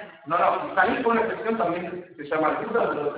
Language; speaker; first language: Spanish; native; Spanish